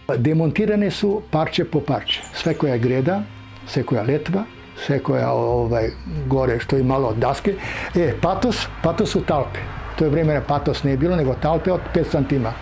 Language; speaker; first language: Macedonian; non-native, local second language; Serbian